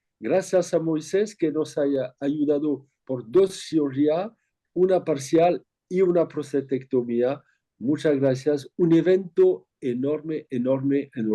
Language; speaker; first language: Spanish; non-native, fluent; French